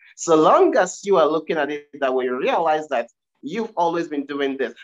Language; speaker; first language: English; non-native, local second language; Igbo